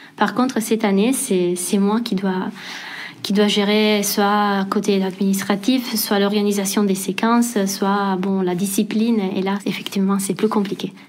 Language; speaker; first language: French; non-native, fluent; Italian